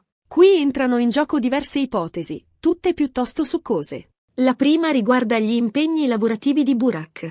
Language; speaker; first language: Italian; native; Italian